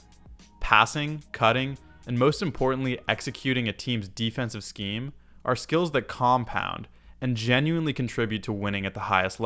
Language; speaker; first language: English; native; English